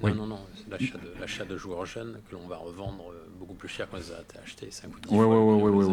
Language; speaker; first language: French; native; French